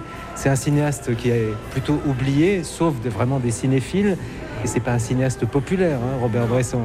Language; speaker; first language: French; native; French